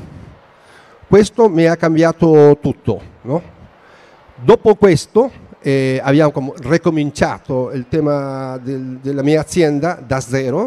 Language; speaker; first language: Italian; non-native, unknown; Spanish